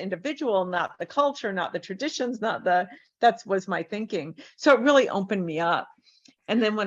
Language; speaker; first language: English; native; English